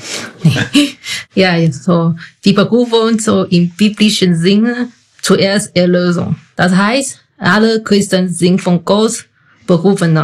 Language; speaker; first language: German; non-native, fluent; Chinese